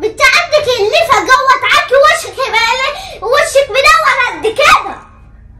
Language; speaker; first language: Arabic; native; Arabic